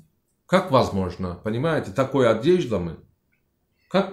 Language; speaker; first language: Russian; non-native, learner; Turkish